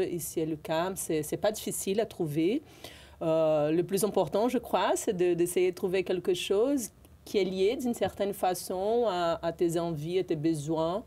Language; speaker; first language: French; non-native, fluent; Portuguese